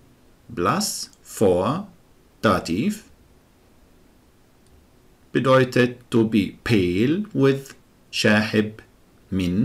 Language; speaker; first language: German; non-native, fluent; Arabic